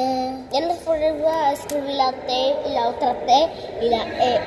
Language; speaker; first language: Spanish; early bilingual, heritage; Spanish